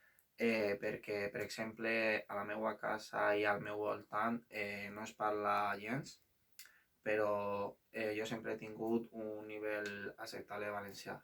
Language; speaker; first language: Catalan; non-native, local second language; Spanish